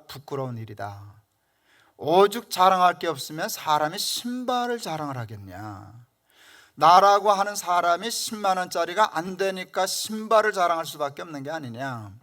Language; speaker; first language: Korean; native; Korean